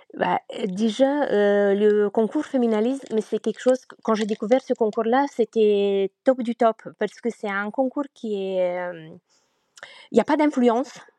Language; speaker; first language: French; non-native, fluent; Romanian